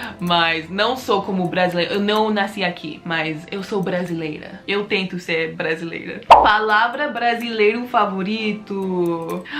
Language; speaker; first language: Portuguese; non-native, learner; English